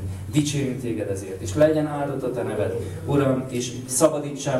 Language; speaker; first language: Hungarian; native; Hungarian